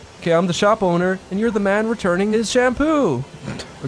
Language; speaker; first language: English; native; English